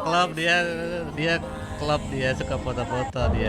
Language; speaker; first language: Indonesian; native; Indonesian